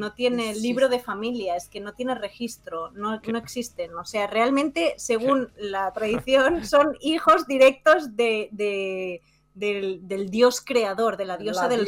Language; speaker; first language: Spanish; native; Spanish